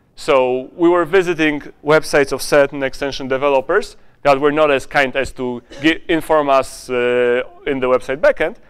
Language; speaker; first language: English; non-native, fluent; Polish